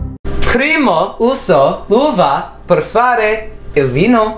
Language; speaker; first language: Italian; non-native, learner; English